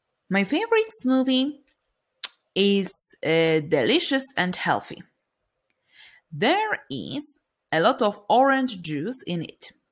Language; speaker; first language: English; non-native, fluent; Polish